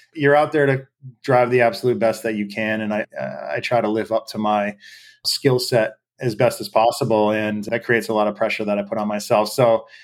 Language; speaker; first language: English; native; English